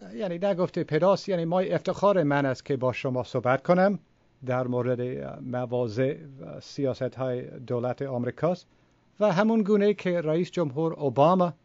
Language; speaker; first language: Persian; non-native, fluent; English